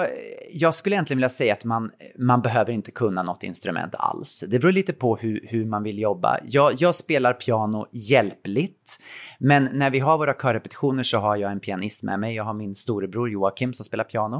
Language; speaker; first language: Swedish; native; Swedish